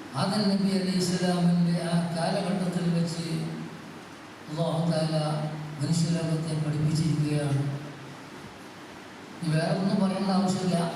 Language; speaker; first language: Malayalam; native; Malayalam